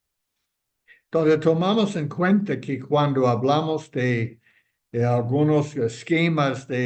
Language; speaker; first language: Spanish; non-native, fluent; English